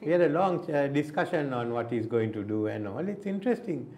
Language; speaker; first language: English; non-native, local second language; Sinhala